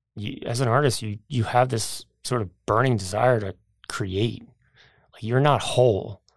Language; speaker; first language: English; native; English